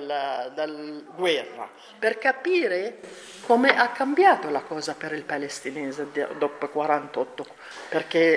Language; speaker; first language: Italian; non-native, learner; Arabic